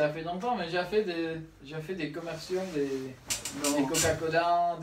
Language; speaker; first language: French; non-native, learner; Spanish